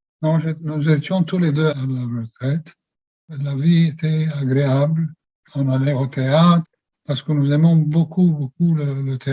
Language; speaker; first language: French; non-native, fluent; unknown